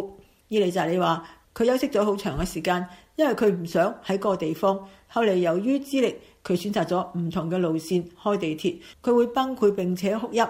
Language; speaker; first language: Chinese; non-native, local second language; Cantonese